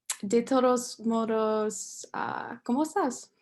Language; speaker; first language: Spanish; non-native, learner; English